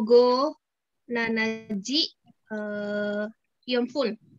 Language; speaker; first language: Japanese; non-native, learner; Indonesian